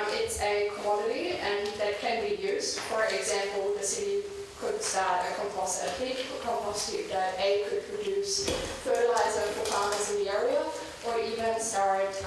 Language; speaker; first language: English; non-native, fluent; German